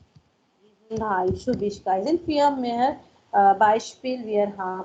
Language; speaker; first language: German; non-native, learner; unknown